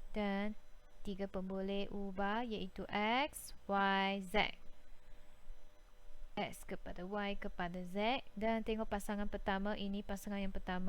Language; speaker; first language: Malay; native; Malay